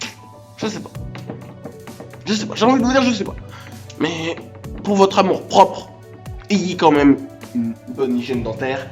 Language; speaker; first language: French; native; French